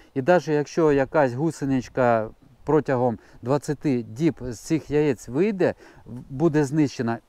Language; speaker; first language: Ukrainian; non-native, local second language; Russian